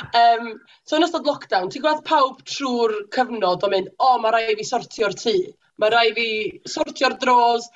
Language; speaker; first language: Welsh; native; Welsh